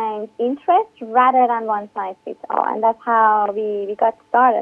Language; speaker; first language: English; non-native, fluent; Persian